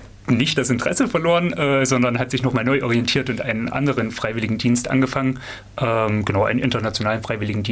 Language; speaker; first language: German; native; German